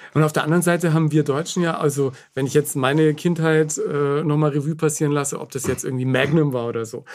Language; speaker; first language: German; native; German